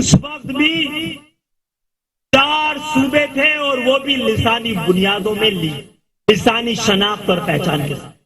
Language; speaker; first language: Urdu; native; Urdu